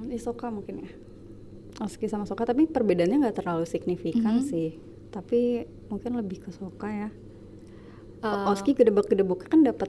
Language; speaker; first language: Indonesian; native; Indonesian